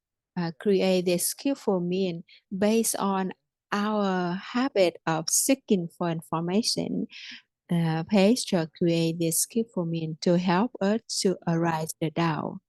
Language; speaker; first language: English; non-native, fluent; Vietnamese